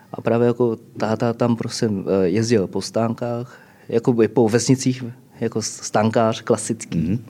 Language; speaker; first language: Czech; early bilingual, other home language; Vietnamese